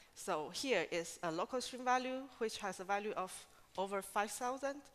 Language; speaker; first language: English; non-native, fluent; Chinese